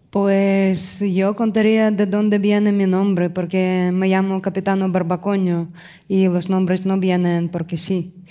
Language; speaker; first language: Spanish; non-native, fluent; Russian